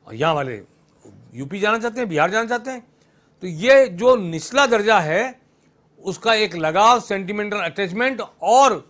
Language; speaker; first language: Hindi; native; Hindi